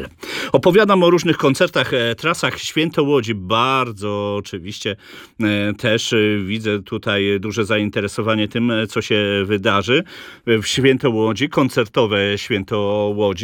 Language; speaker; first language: Polish; native; Polish